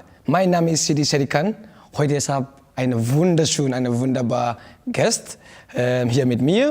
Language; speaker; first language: German; non-native, learner; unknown